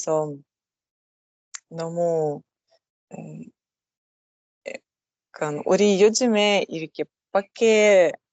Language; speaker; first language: Korean; non-native, learner; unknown